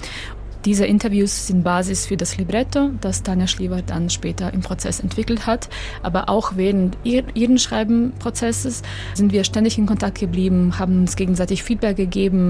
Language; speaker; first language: German; non-native, fluent; Croatian